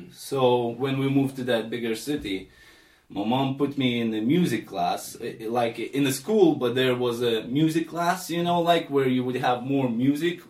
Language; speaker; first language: English; non-native, fluent; Lithuanian